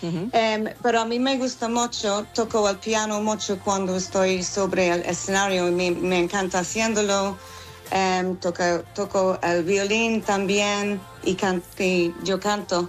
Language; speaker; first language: Spanish; non-native, fluent; English